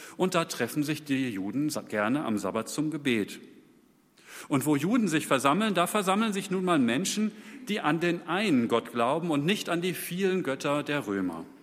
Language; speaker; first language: German; native; German